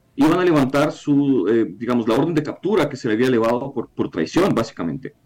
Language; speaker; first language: Spanish; non-native, fluent; Ukrainian